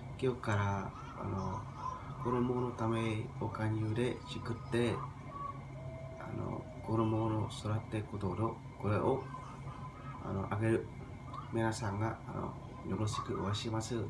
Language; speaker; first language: Japanese; non-native, learner; Vietnamese